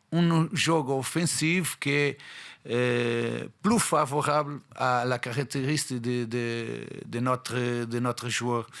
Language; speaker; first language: French; non-native, fluent; Portuguese